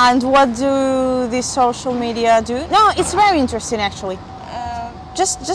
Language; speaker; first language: English; non-native, fluent; Spanish